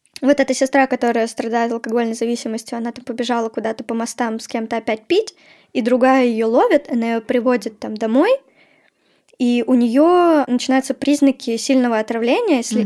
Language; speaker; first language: Russian; native; Russian